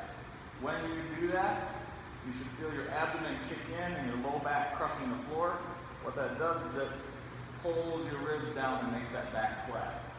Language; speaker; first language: English; native; English